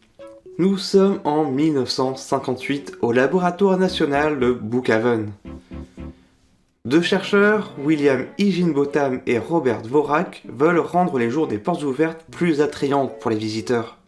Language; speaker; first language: French; native; French